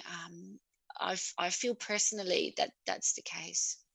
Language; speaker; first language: English; non-native, fluent; Dutch